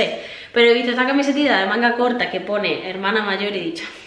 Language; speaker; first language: Spanish; native; Spanish